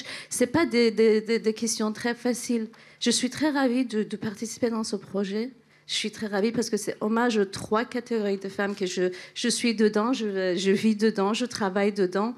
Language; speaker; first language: French; non-native, fluent; Central Kurdish